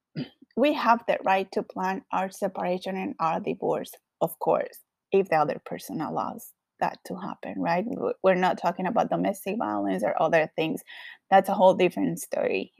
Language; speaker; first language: English; non-native, fluent; Spanish